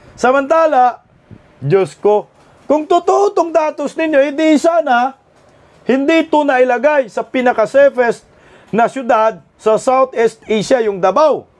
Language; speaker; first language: Filipino; non-native, local second language; Cebuano